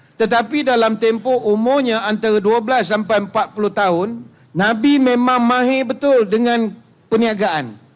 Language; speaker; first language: Malay; native; Malay